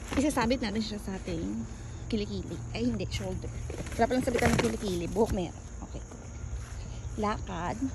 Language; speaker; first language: Filipino; native; Filipino